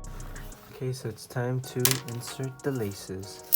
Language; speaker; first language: English; native; English